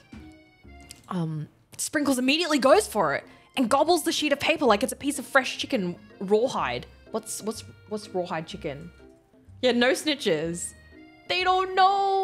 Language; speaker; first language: English; native; English